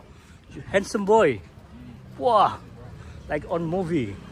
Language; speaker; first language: English; non-native, local second language; Indonesian